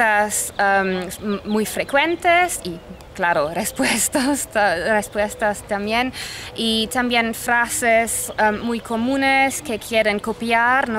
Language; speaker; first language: Spanish; non-native, fluent; English